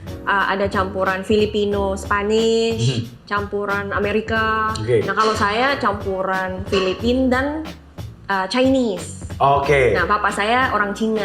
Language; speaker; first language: Indonesian; non-native, learner; Filipino